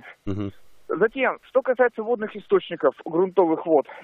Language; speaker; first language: Russian; native; Russian